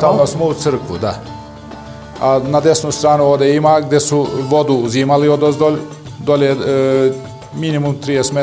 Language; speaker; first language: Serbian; early bilingual, heritage; Turkish